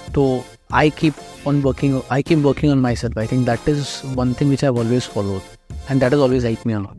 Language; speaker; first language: Hindi; non-native, local second language; Marathi